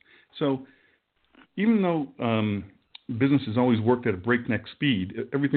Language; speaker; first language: English; native; English